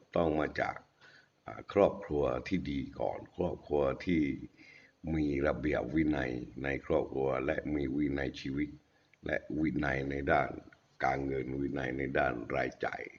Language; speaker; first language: Thai; native; Thai